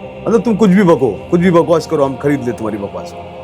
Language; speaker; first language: Hindi; native; Hindi